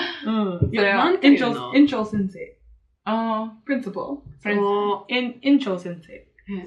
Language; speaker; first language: Japanese; non-native, learner; English